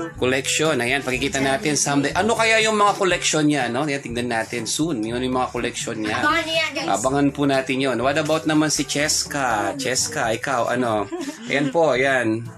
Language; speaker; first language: Filipino; non-native, local second language; Pampanga